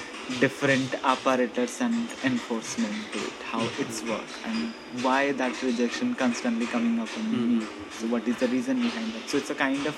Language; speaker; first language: English; non-native, local second language; Odia